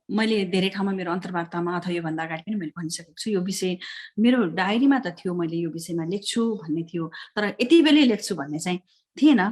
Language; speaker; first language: Nepali; native; Nepali